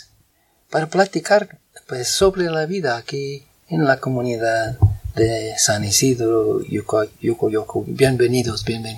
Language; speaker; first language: Spanish; non-native, fluent; English